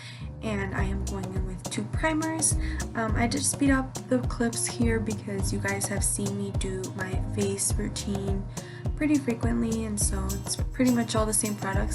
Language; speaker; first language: English; native; English